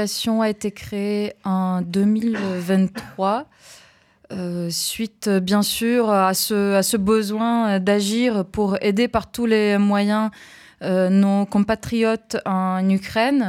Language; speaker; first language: French; non-native, fluent; Ukrainian